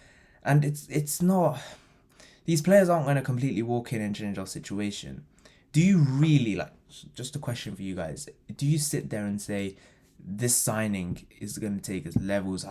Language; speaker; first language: English; native; English